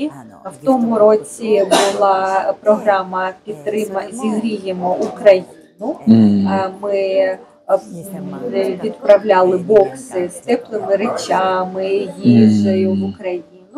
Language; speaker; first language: Ukrainian; non-native, fluent; Japanese